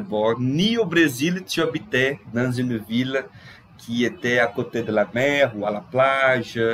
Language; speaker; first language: French; non-native, fluent; Portuguese